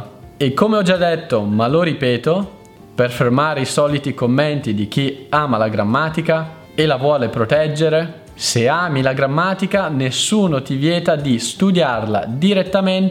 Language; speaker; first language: Italian; native; Italian